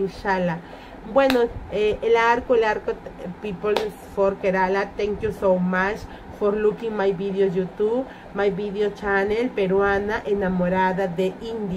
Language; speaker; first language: English; non-native, learner; Spanish